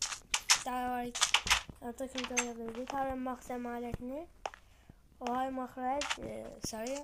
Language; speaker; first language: Arabic; early bilingual, heritage; Arabic